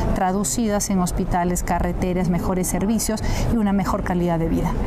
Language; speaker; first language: Spanish; native; Spanish